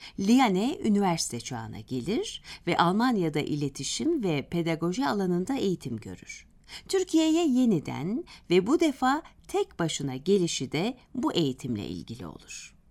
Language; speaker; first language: Turkish; native; Turkish